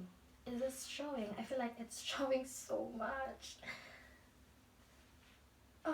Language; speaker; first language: English; non-native, local second language; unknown